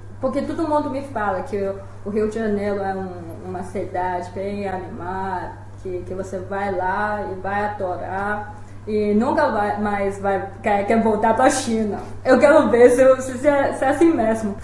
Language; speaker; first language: Portuguese; non-native, fluent; Chinese